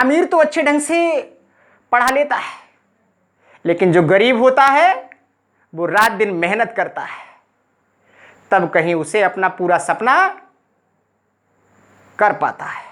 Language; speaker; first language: Hindi; native; Hindi